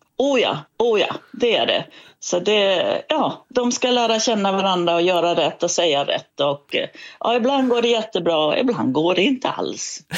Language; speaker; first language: Swedish; non-native, fluent; Danish